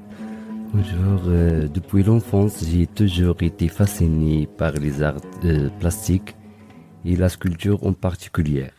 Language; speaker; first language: French; non-native, local second language; Arabic